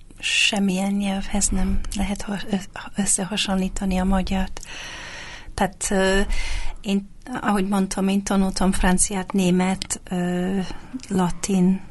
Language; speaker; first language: Hungarian; non-native, fluent; English